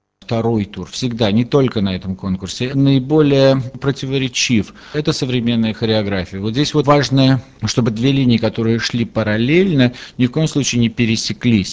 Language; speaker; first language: Russian; native; Russian